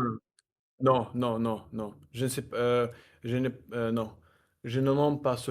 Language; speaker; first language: French; non-native, learner; Russian